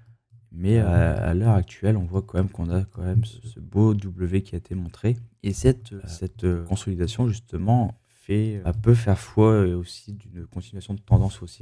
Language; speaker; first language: French; native; French